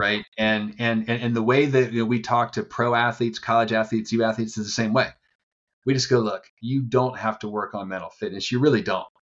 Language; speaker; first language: English; native; English